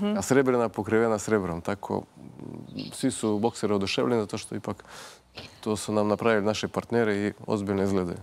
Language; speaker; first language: Croatian; non-native, fluent; Russian